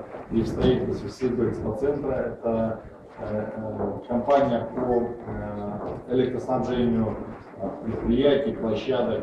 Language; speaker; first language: Russian; native; Russian